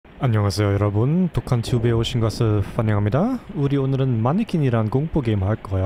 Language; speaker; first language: Korean; non-native, fluent; German